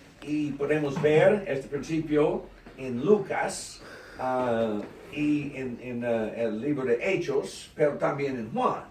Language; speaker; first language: Spanish; non-native, learner; English